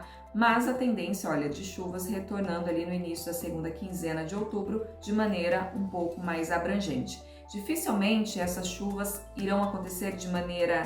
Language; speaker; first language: Portuguese; native; Portuguese